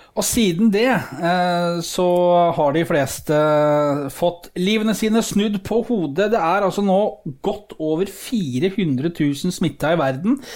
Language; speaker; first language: Norwegian; native; Norwegian